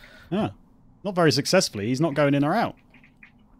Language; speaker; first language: English; native; English